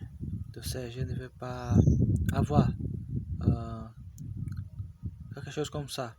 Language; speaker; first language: French; non-native, learner; Portuguese